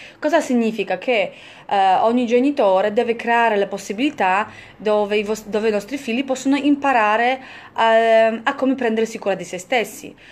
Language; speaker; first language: Italian; non-native, fluent; Polish